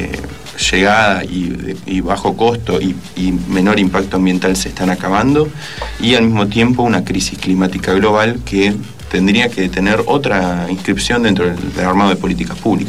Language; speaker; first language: Spanish; native; Spanish